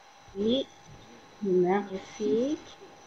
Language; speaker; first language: French; non-native, learner; Persian